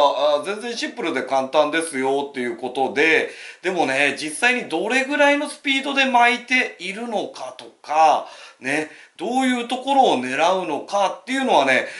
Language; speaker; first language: Japanese; native; Japanese